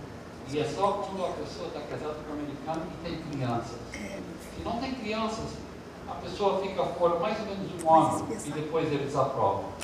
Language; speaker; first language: Portuguese; early bilingual, heritage; Portuguese